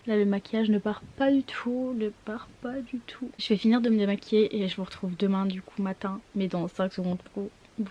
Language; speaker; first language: French; native; French